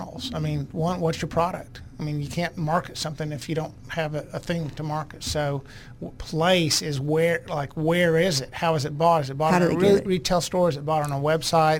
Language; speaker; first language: English; native; English